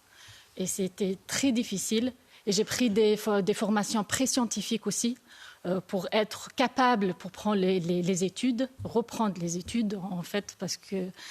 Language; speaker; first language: French; non-native, learner; Arabic